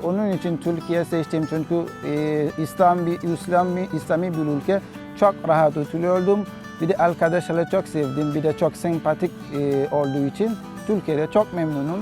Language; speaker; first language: Turkish; non-native, learner; Haitian Creole